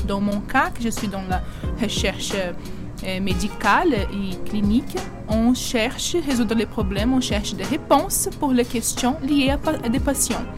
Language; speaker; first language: French; non-native, fluent; Portuguese